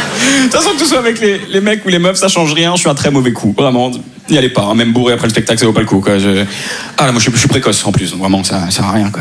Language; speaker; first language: French; native; French